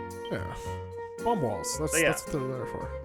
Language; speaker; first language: English; native; English